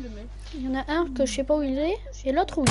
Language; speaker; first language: French; native; French